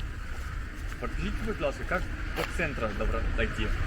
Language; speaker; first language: Russian; non-native, learner; English